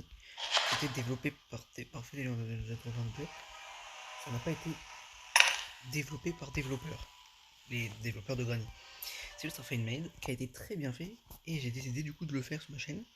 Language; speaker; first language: French; native; French